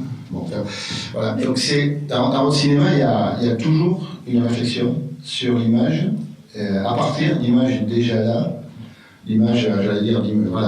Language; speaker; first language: French; native; French